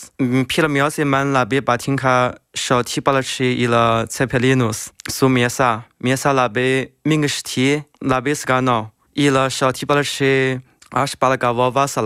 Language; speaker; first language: Lithuanian; non-native, learner; Chinese